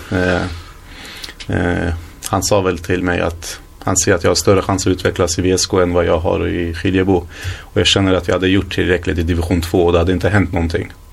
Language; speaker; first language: Swedish; early bilingual, other home language; Kurdish